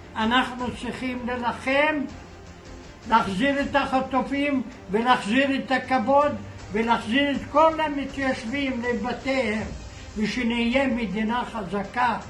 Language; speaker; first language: Hebrew; non-native, local second language; Arabic